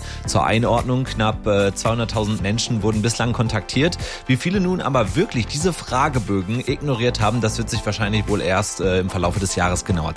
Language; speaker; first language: German; native; German